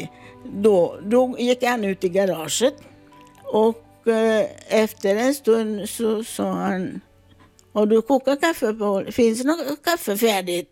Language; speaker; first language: Swedish; non-native, fluent; Italian